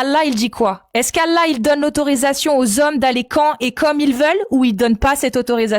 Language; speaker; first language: French; native; French